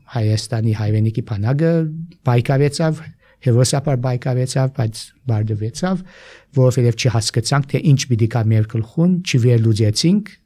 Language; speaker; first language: Armenian; early bilingual, heritage; Armenian